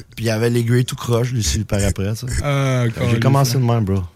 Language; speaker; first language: French; native; French